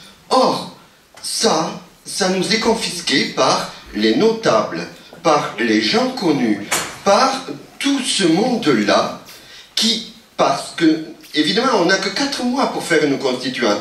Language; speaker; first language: French; native; French